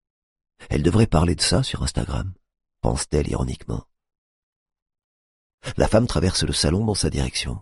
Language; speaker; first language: French; native; French